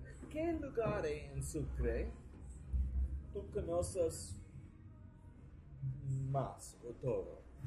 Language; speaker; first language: Spanish; non-native, learner; English